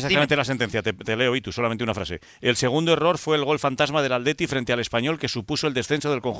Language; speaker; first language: Spanish; native; Spanish